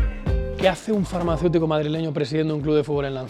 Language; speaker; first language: Spanish; native; Spanish